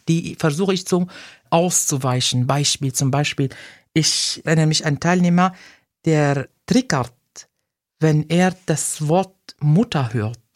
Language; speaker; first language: German; non-native, fluent; Arabic